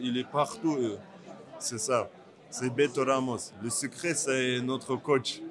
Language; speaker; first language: French; non-native, learner; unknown